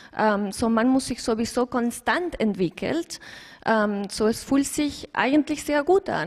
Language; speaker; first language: German; non-native, fluent; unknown